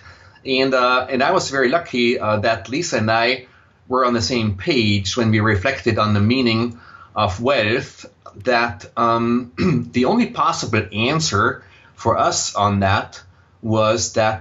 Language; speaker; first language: English; non-native, fluent; German